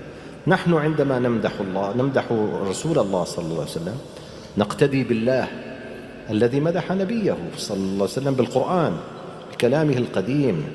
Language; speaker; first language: Arabic; native; Arabic